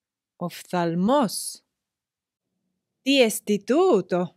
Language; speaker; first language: Greek; non-native, fluent; English